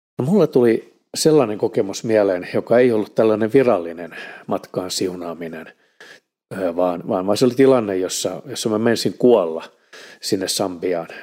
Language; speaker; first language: Finnish; native; Finnish